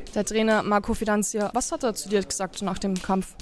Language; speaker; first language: German; native; German